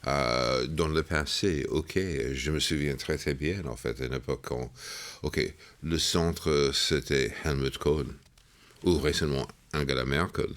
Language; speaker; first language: French; non-native, fluent; English